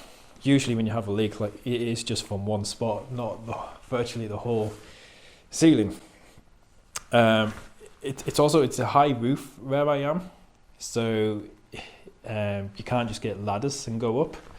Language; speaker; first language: English; native; English